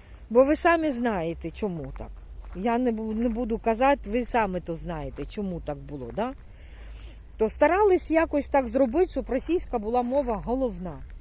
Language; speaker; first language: Ukrainian; non-native, local second language; Russian